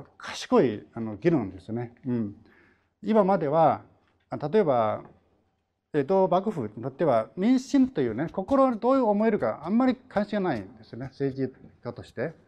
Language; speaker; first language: Japanese; non-native, fluent; Chinese